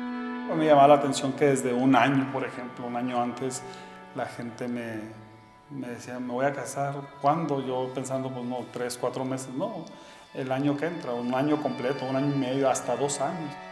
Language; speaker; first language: Spanish; native; Spanish